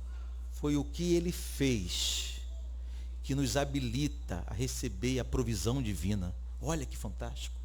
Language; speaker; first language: Portuguese; native; Portuguese